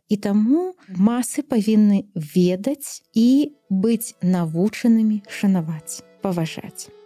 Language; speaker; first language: Belarusian; native; Belarusian